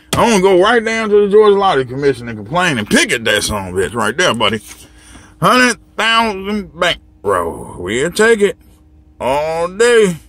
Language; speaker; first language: English; native; English